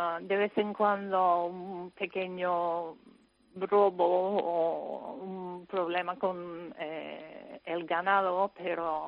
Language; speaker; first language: Spanish; non-native, fluent; English